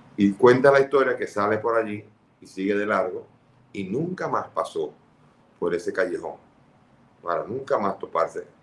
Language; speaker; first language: Spanish; early bilingual, other home language; Catalan